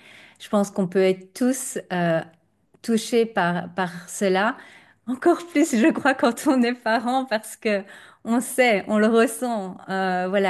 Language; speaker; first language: French; native; French